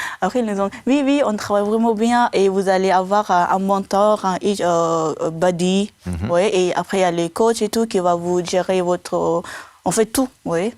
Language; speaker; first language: French; non-native, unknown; Tibetan